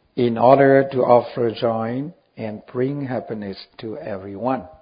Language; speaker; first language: English; non-native, learner; Vietnamese